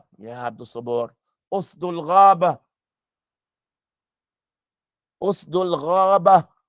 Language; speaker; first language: Arabic; non-native, fluent; English